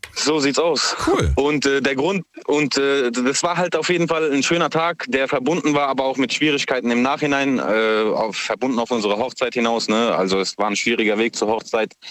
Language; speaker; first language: German; native; German